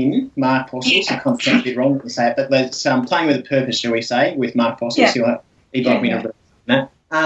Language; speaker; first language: English; native; English